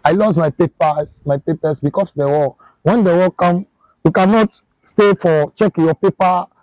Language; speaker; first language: English; non-native, learner; French